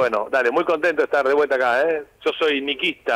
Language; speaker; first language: Spanish; native; Spanish